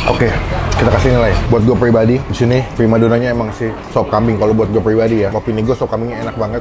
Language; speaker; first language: Indonesian; native; Indonesian